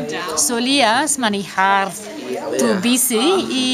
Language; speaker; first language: Spanish; non-native, fluent; English